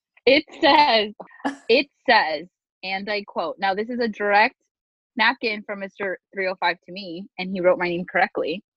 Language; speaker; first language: English; native; English